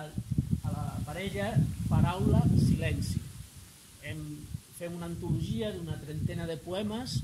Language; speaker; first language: Catalan; native; Catalan